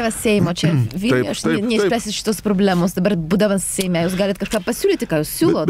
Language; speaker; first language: Lithuanian; non-native, local second language; Polish